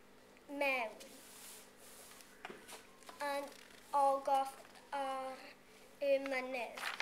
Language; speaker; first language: Welsh; non-native, local second language; English